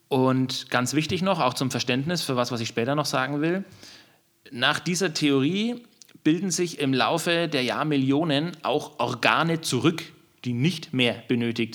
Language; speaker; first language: German; native; German